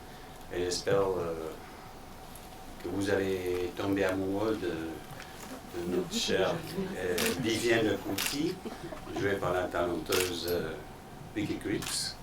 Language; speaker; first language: French; non-native, fluent; Danish